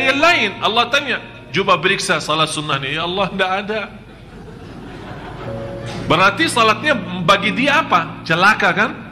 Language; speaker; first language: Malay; non-native, fluent; Arabic